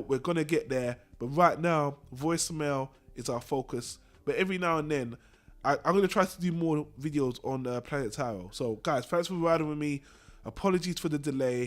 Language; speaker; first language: English; native; English